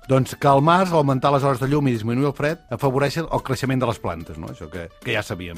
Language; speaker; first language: Catalan; native; Catalan